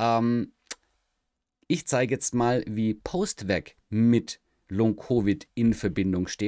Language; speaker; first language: German; native; German